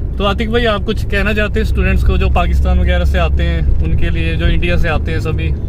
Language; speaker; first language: Hindi; non-native, local second language; Punjabi